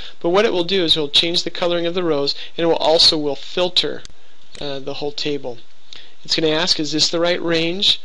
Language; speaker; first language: English; native; English